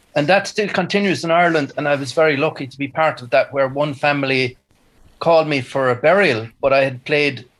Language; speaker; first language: English; native; English